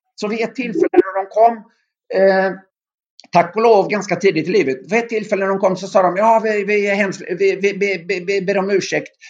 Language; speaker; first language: Swedish; native; Swedish